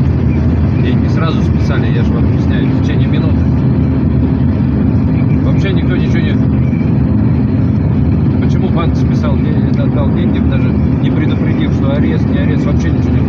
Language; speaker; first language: Russian; native; Russian